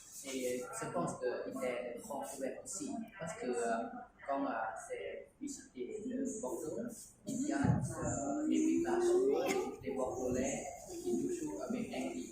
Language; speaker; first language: French; non-native, learner; Lao